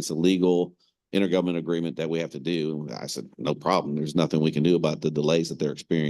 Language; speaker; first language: English; native; English